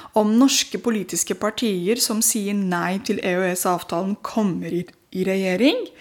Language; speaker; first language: Norwegian; non-native, fluent; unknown